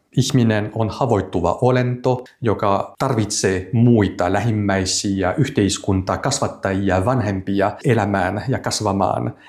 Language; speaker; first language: Finnish; non-native, fluent; French